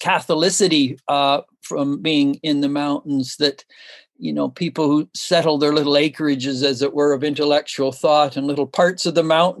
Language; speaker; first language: English; native; English